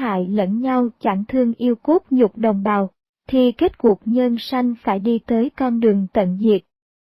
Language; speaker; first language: Vietnamese; native; Vietnamese